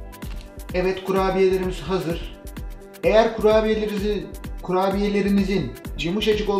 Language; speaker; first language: Turkish; native; Turkish